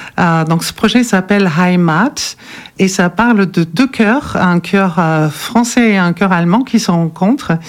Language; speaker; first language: French; non-native, fluent; German